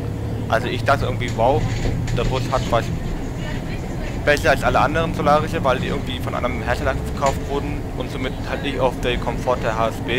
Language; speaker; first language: German; native; German